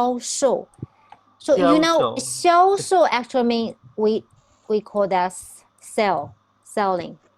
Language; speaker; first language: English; non-native, fluent; Chinese